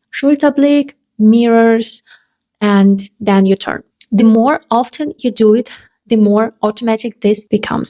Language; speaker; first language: English; non-native, fluent; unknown